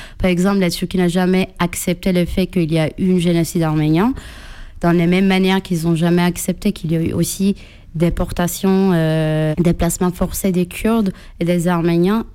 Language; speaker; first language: French; non-native, fluent; Turkish